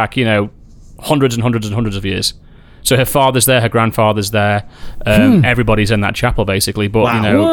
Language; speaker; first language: English; native; English